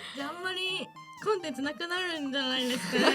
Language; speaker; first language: Japanese; non-native, fluent; English